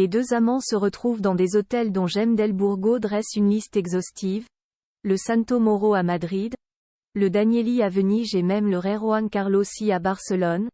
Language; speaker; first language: French; native; French